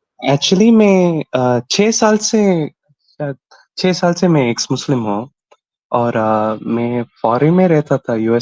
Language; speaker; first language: Hindi; non-native, local second language; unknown